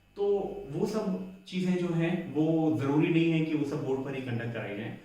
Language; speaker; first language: Hindi; native; Hindi